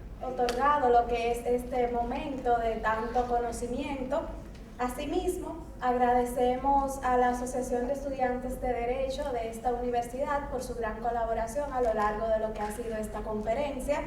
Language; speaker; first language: Spanish; native; Spanish